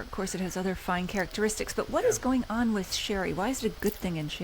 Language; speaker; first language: English; native; English